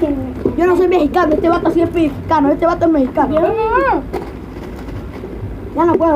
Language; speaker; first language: Spanish; native; Spanish